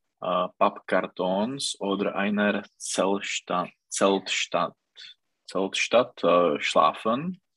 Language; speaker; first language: German; non-native, learner; Czech